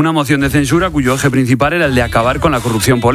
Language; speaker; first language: Spanish; native; Spanish